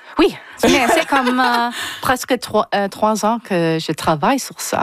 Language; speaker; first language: French; non-native, local second language; English